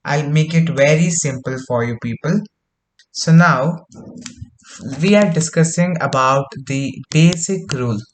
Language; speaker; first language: English; non-native, local second language; Kannada